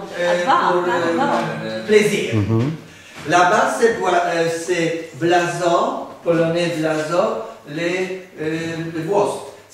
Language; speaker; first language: French; non-native, learner; Polish